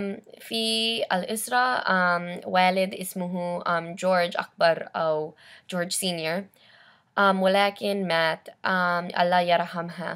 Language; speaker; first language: Arabic; non-native, learner; English